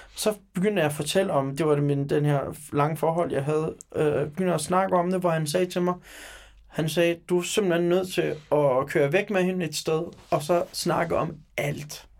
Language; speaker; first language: Danish; early bilingual, other home language; Turkish